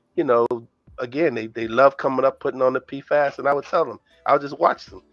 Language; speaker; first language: English; native; English